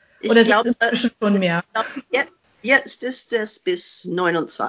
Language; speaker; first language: German; non-native, fluent; English